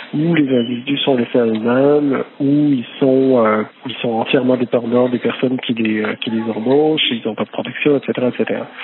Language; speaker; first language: French; native; French